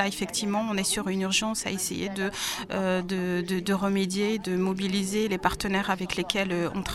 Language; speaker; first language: French; native; French